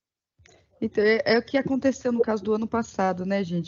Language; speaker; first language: Portuguese; native; Portuguese